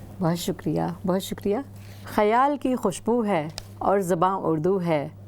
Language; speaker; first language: Urdu; native; Urdu